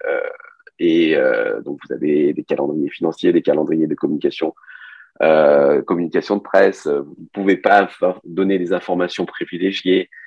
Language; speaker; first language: French; early bilingual, other home language; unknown